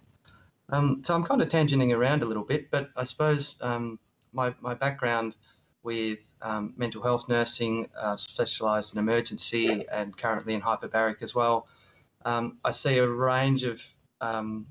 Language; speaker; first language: English; native; English